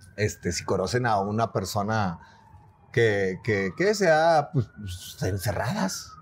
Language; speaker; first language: Spanish; native; Spanish